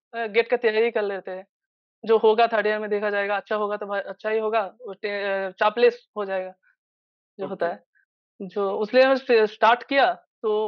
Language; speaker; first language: Hindi; non-native, local second language; Bangla